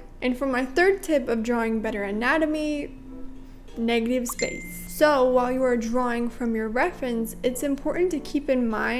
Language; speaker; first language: English; native; English